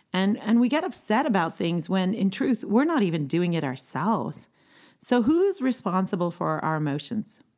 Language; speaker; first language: English; native; English